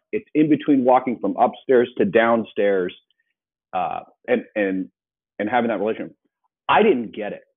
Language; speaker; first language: English; native; English